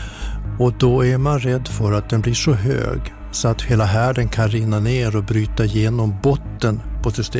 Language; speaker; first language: Swedish; native; Swedish